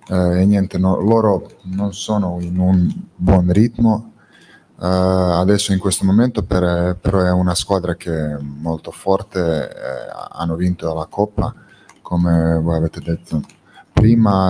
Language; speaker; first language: Italian; non-native, fluent; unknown